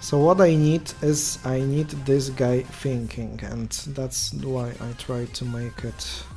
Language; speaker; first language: English; non-native, fluent; Polish